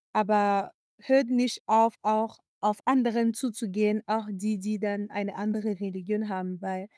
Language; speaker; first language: German; non-native, fluent; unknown